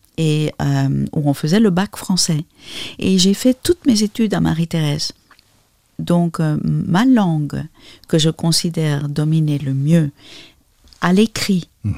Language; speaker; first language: French; non-native, fluent; Spanish